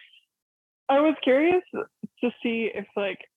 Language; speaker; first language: English; early bilingual, other home language; Arabic